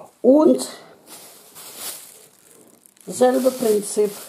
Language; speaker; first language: German; non-native, learner; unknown